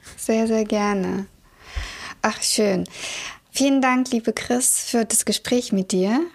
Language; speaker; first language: German; early bilingual, other home language; Russian